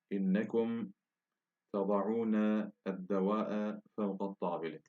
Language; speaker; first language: Arabic; non-native, fluent; Turkish